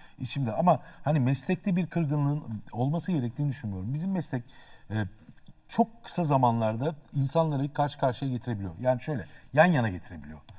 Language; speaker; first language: Turkish; native; Turkish